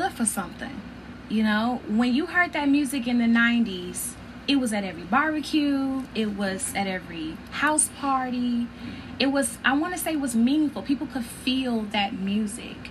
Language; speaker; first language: English; native; English